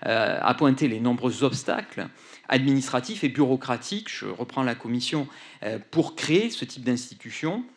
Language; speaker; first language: French; native; French